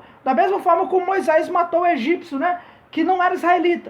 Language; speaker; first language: Portuguese; native; Portuguese